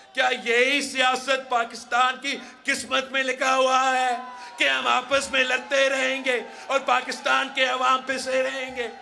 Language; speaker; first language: Urdu; early bilingual, heritage; Urdu